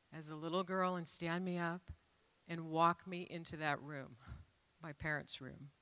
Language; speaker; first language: English; native; English